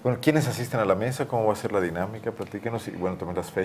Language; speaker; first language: Spanish; native; Spanish